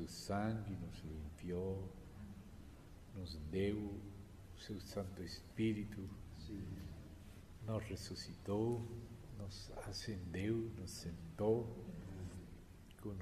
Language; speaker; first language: Portuguese; non-native, fluent; Spanish